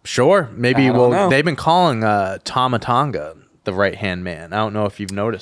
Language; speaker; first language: English; native; English